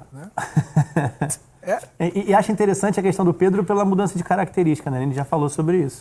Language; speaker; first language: Portuguese; native; Portuguese